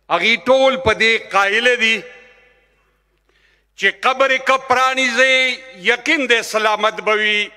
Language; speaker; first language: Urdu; non-native, local second language; Pashto